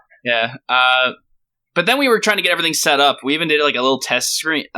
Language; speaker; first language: English; native; English